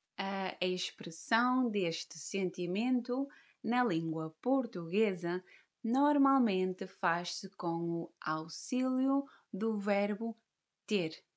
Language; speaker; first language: Portuguese; native; Portuguese